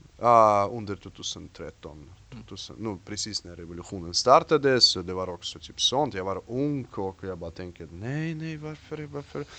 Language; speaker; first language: Swedish; non-native, fluent; Russian